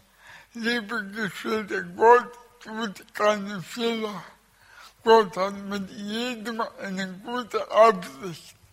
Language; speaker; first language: German; early bilingual, other home language; Russian